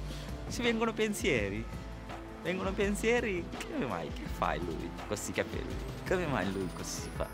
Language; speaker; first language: Italian; non-native, learner; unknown